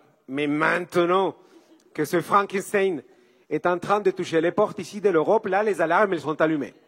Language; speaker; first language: French; non-native, fluent; Spanish